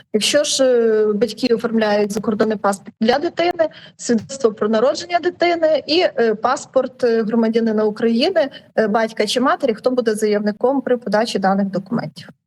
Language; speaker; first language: Ukrainian; native; Ukrainian